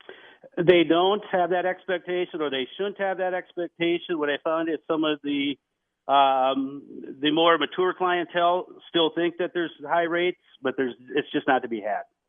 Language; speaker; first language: English; native; English